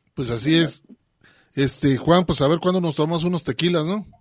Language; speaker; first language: Spanish; native; Spanish